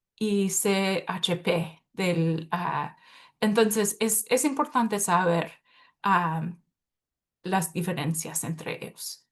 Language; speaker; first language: Spanish; early bilingual, heritage; Spanish